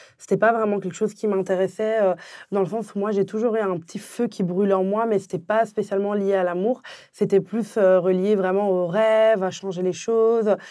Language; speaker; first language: French; early bilingual, other home language; Arabic